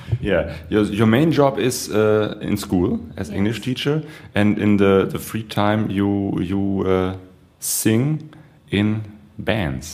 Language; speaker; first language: English; non-native, fluent; German